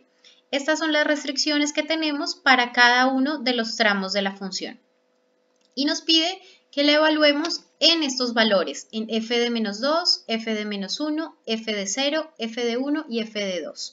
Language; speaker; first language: Spanish; native; Spanish